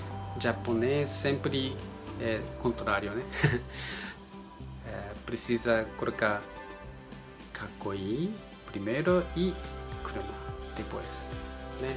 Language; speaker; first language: Portuguese; non-native, learner; Japanese